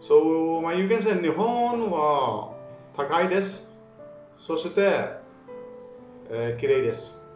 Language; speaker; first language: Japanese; non-native, fluent; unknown